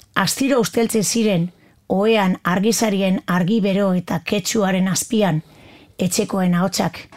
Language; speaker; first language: Basque; native; Basque